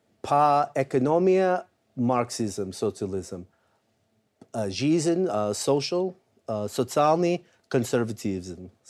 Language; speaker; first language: Russian; non-native, learner; English